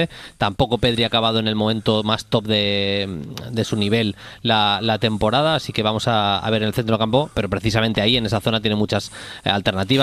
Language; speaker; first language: Spanish; native; Spanish